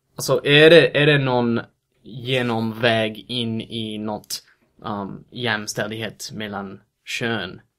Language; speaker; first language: Swedish; non-native, fluent; English